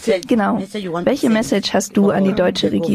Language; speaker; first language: German; non-native, fluent; French